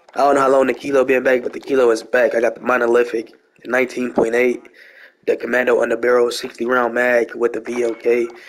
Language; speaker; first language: English; native; English